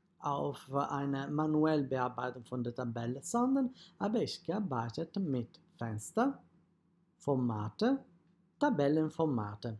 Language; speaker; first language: German; non-native, fluent; Italian